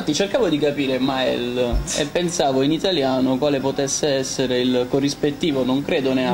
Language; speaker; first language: Italian; native; Italian